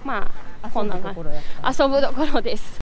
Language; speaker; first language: Japanese; non-native, fluent; Russian